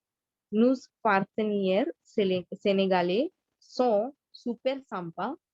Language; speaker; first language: French; non-native, learner; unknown